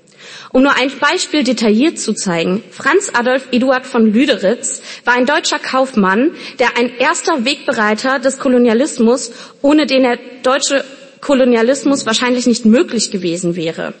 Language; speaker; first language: German; native; German